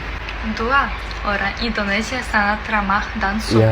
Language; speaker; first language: Indonesian; non-native, fluent; Russian